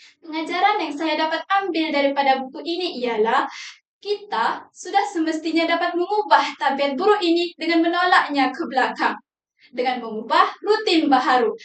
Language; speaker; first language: Malay; native; Malay